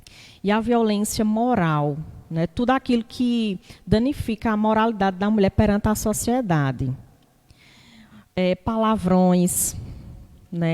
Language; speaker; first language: Portuguese; native; Portuguese